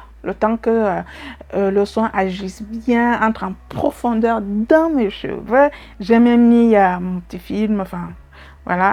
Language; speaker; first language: French; native; French